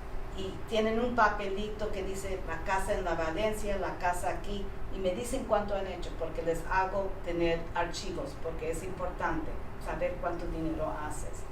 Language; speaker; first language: Spanish; early bilingual, heritage; Spanish